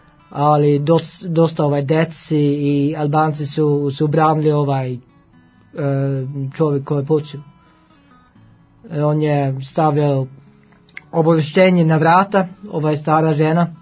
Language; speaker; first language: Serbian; non-native, learner; Norwegian